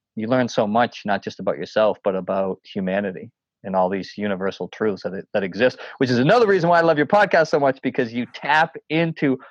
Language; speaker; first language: English; native; English